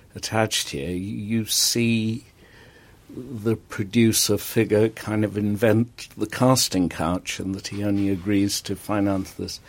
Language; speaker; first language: English; native; English